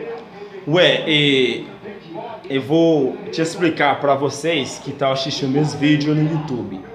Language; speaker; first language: Portuguese; non-native, learner; Haitian Creole